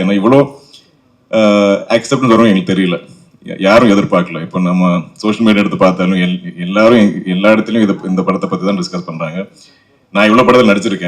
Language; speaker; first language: Tamil; non-native, local second language; Malayalam